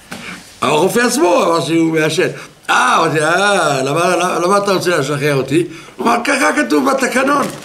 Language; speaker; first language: Hebrew; non-native, fluent; French